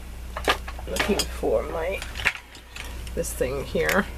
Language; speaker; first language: English; native; English